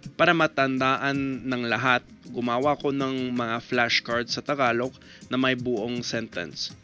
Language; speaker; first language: Filipino; non-native, fluent; English